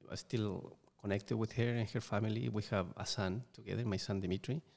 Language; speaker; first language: English; non-native, fluent; Spanish